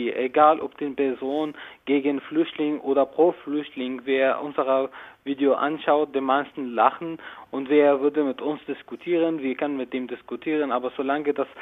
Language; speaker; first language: German; non-native, learner; Arabic